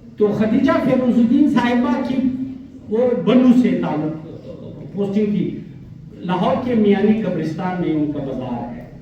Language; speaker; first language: Urdu; non-native, local second language; Pashto